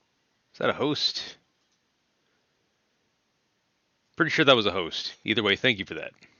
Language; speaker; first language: English; native; English